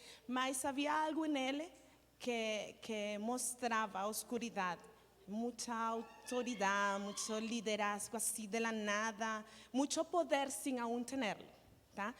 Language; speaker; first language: Portuguese; non-native, learner; Spanish